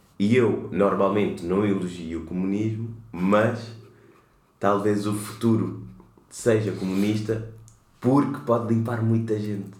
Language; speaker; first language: Portuguese; native; Portuguese